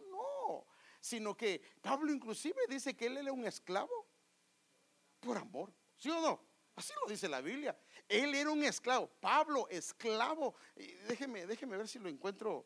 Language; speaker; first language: Spanish; native; Spanish